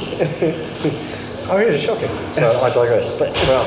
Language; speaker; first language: English; native; English